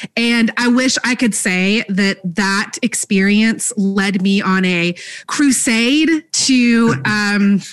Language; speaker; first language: English; native; English